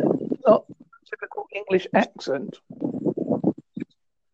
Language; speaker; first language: English; native; English